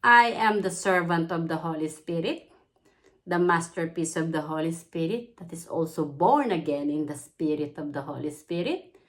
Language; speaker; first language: English; non-native, local second language; Filipino